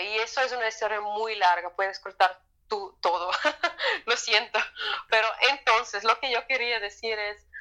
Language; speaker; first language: Spanish; non-native, fluent; German